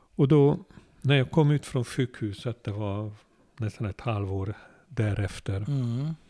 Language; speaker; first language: Swedish; non-native, fluent; Hungarian